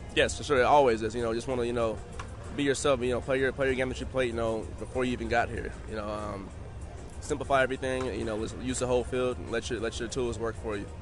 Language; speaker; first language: English; native; English